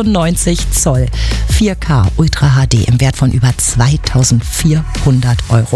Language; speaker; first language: German; native; German